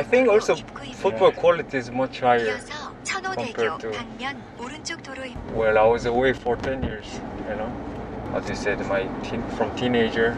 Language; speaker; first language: English; non-native, fluent; Korean